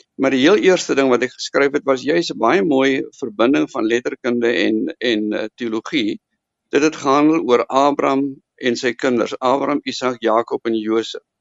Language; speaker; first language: Afrikaans; native; Afrikaans